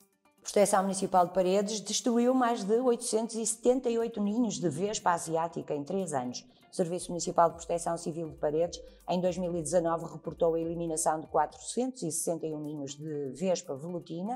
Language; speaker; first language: Portuguese; native; Portuguese